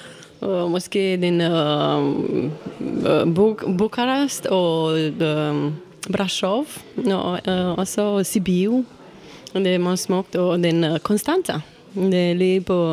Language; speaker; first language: Danish; non-native, learner; Romanian